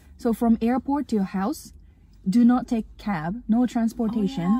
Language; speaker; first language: English; non-native, fluent; Japanese